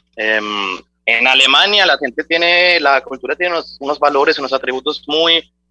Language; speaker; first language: Spanish; early bilingual, heritage; Spanish